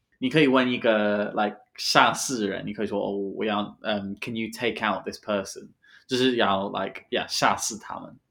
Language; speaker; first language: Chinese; non-native, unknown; English